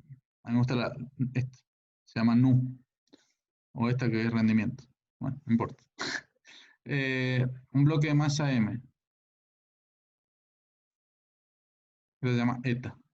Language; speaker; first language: Spanish; native; Spanish